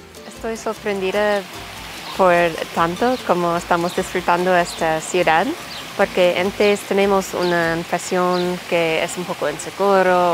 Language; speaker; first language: Spanish; non-native, learner; English